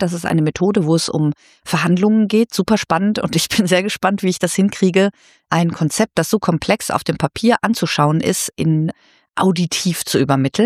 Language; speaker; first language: German; native; German